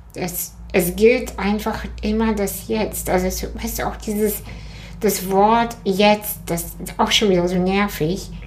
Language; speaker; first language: German; early bilingual, other home language; Russian